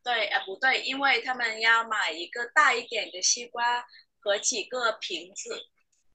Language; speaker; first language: Chinese; non-native, fluent; Vietnamese